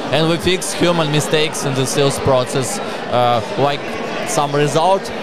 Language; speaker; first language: English; non-native, learner; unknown